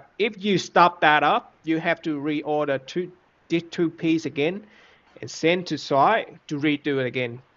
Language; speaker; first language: English; non-native, fluent; Vietnamese